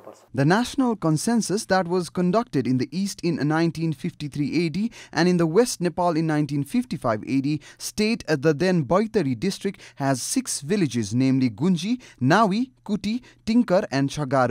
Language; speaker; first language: English; non-native, local second language; Nepali